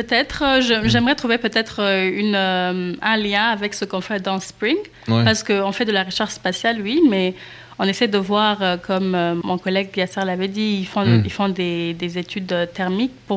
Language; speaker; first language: French; non-native, local second language; Kinyarwanda